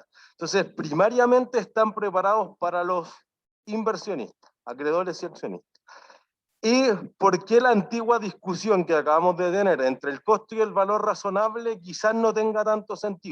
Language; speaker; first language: Spanish; native; Spanish